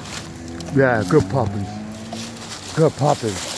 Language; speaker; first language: English; native; English